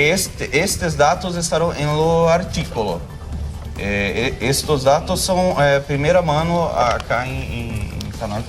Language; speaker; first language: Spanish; non-native, learner; Portuguese